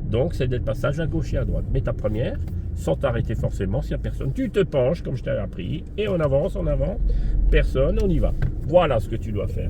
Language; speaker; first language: French; native; French